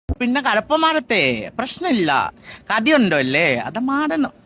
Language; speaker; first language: Malayalam; non-native, fluent; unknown